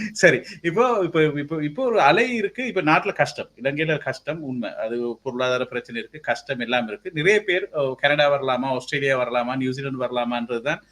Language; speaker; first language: Tamil; native; Tamil